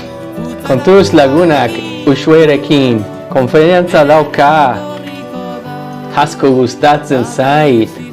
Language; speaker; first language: Basque; non-native, learner; English